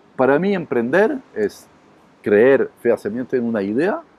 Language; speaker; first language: Spanish; non-native, fluent; French